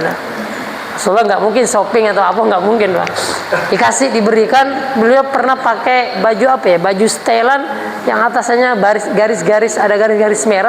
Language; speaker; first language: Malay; non-native, local second language; Javanese